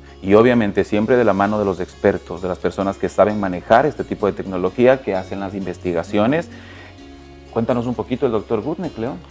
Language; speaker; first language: Spanish; native; Spanish